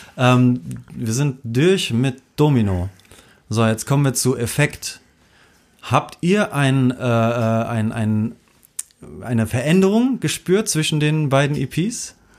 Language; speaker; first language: German; native; German